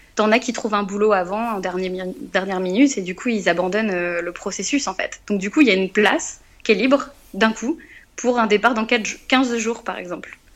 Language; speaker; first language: French; native; French